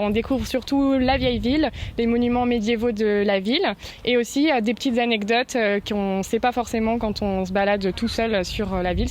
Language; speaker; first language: French; native; French